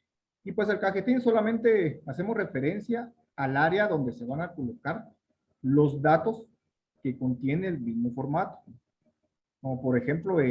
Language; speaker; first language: Spanish; native; Spanish